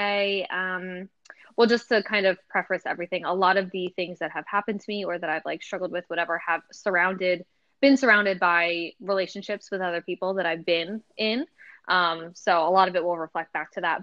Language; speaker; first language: English; native; English